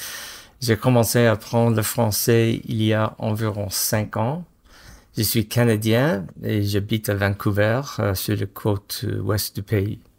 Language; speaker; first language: French; non-native, fluent; English